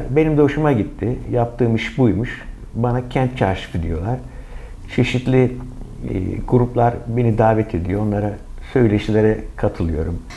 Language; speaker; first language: Turkish; native; Turkish